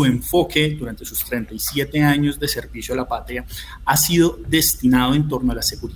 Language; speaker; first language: Spanish; native; Spanish